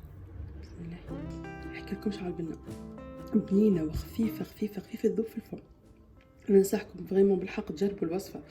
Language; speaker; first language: Arabic; native; Arabic